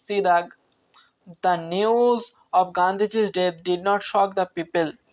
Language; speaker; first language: English; non-native, local second language; Bangla